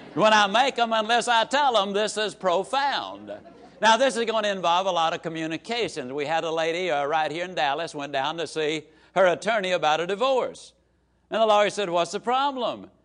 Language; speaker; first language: English; native; English